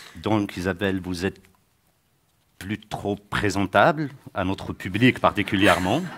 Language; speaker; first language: French; native; French